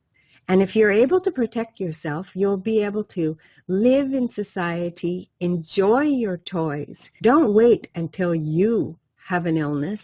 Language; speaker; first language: English; native; English